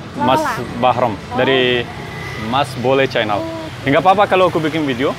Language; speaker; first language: Indonesian; non-native, learner; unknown